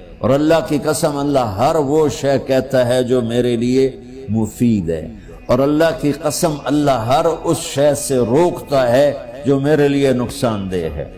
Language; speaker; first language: Urdu; non-native, local second language; Punjabi